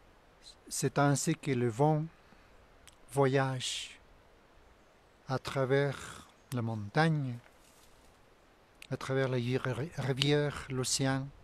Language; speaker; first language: French; non-native, fluent; Spanish